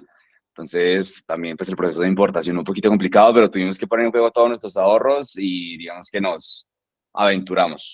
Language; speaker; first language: Spanish; native; Spanish